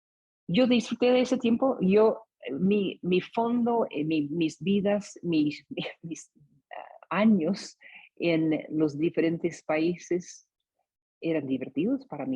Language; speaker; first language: Spanish; non-native, fluent; English